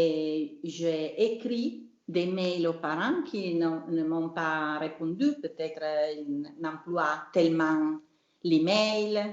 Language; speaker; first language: French; non-native, learner; Italian